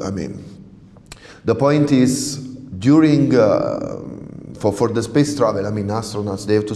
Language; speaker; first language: English; non-native, fluent; Italian